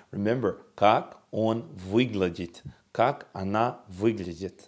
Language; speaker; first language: Russian; non-native, fluent; English